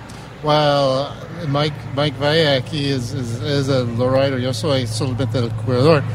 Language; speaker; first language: Spanish; early bilingual, heritage; Spanish